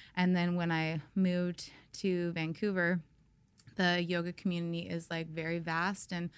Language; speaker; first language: English; native; English